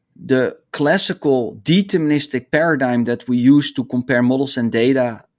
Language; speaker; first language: English; non-native, fluent; Dutch